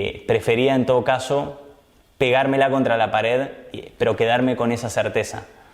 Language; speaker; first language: Spanish; native; Spanish